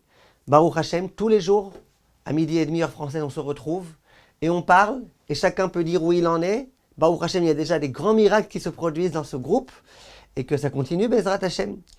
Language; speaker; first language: French; native; French